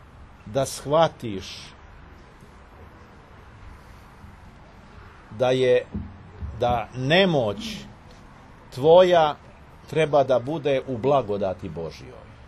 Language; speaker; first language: Serbian; native; Serbian